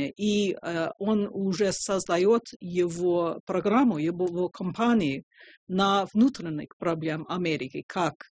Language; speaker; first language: Russian; non-native, fluent; English